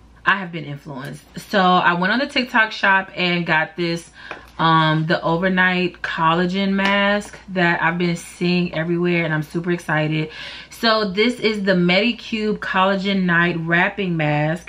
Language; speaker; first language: English; native; English